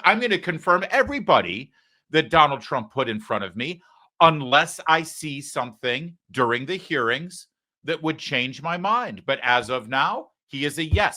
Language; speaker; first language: English; native; English